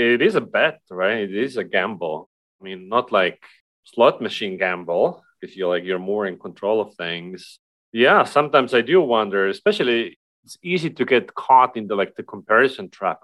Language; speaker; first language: English; non-native, fluent; Estonian